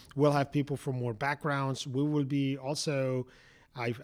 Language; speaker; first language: English; non-native, fluent; Spanish